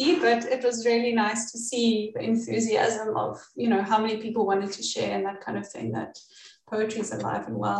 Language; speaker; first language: English; native; English